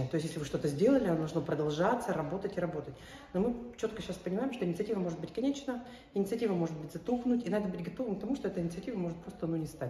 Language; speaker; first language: Russian; native; Russian